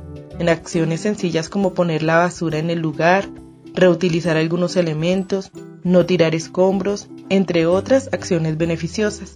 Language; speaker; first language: Spanish; native; Spanish